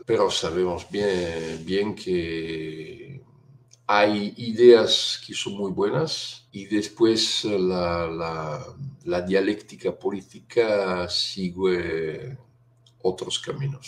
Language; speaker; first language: Spanish; non-native, fluent; Italian